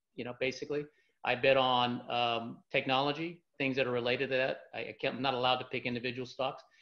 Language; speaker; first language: English; native; English